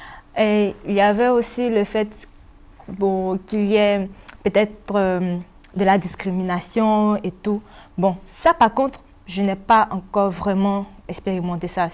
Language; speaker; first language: French; non-native, local second language; Malagasy